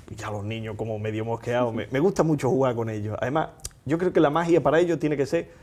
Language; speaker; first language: Spanish; native; Spanish